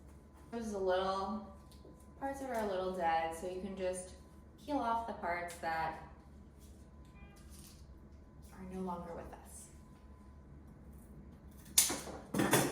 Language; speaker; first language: English; native; English